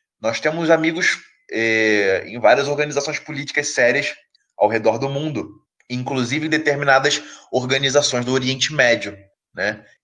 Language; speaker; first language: Portuguese; native; Portuguese